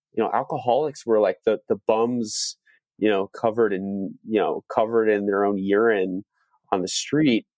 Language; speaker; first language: English; native; English